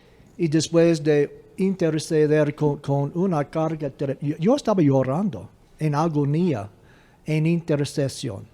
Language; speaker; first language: Spanish; non-native, fluent; English